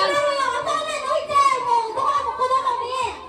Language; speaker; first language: Japanese; non-native, fluent; Filipino